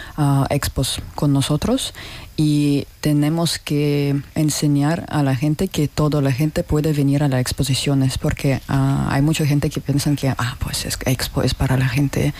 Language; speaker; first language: Spanish; non-native, learner; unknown